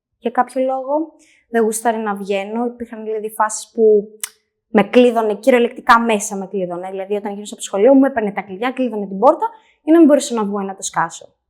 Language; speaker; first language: Greek; native; Greek